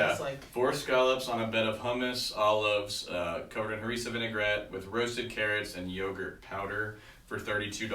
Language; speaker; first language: English; native; English